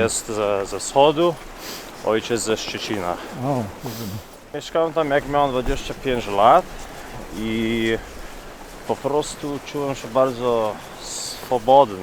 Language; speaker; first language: Polish; early bilingual, heritage; Polish